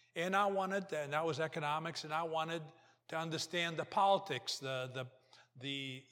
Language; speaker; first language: English; early bilingual, other home language; Portuguese